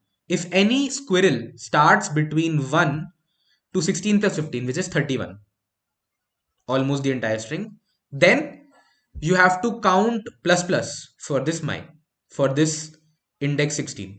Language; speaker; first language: English; non-native, local second language; Hindi